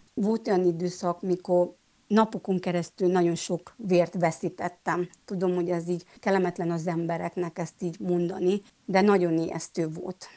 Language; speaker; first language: Hungarian; non-native, local second language; Romanian